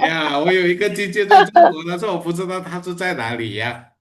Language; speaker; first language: Chinese; non-native, fluent; Indonesian